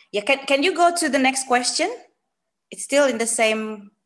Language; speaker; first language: English; non-native, fluent; Malay